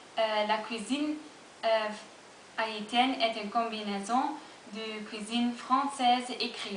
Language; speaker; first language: French; non-native, learner; Dutch